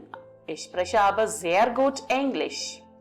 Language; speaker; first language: German; non-native, fluent; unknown